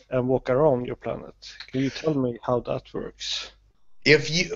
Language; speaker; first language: English; non-native, learner; Swedish